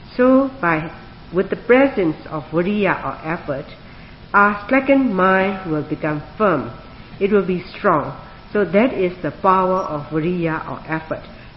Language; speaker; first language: English; non-native, fluent; Burmese